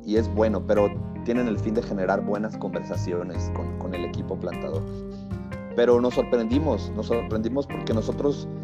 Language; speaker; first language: Spanish; native; Spanish